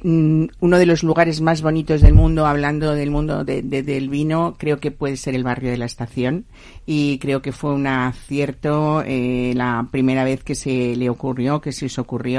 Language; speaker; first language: Spanish; native; Spanish